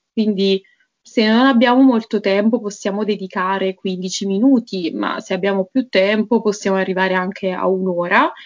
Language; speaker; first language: Italian; native; Italian